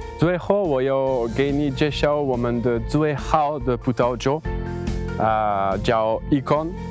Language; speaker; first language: Chinese; non-native, learner; French